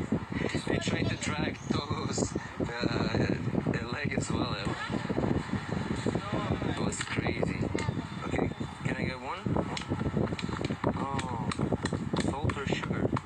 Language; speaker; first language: English; non-native, learner; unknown